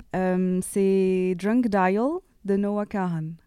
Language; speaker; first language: French; non-native, local second language; Arabic